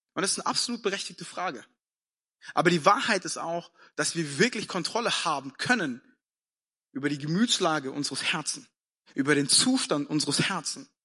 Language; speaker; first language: German; early bilingual, other home language; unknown